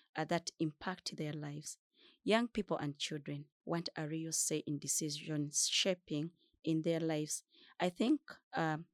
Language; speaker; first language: English; non-native, fluent; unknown